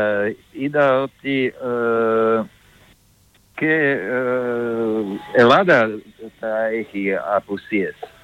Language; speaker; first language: Greek; non-native, fluent; Serbian